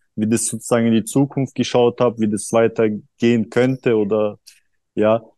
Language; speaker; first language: German; early bilingual, other home language; Russian